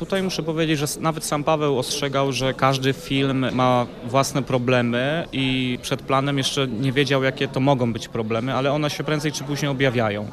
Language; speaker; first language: Polish; native; Polish